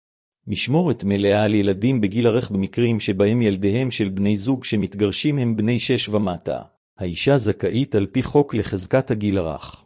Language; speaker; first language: Hebrew; native; Hebrew